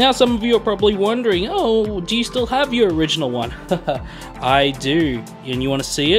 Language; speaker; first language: English; native; English